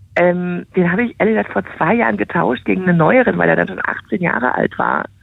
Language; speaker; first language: German; native; German